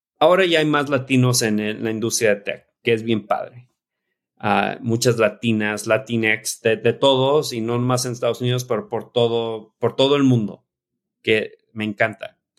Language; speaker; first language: Spanish; early bilingual, heritage; Spanish